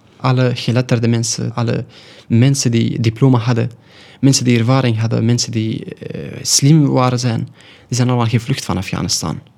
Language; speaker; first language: Dutch; non-native, learner; Pashto